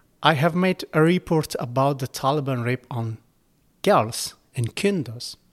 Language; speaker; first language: English; non-native, learner; Persian